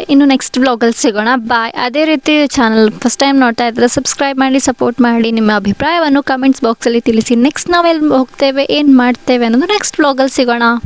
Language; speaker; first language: Kannada; non-native, local second language; Malayalam